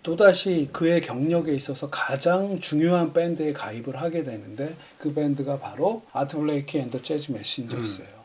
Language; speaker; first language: Korean; native; Korean